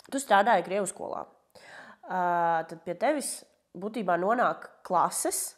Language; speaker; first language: Latvian; native; Latvian